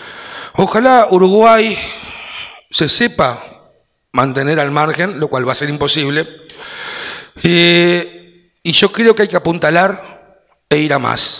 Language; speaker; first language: Spanish; native; Spanish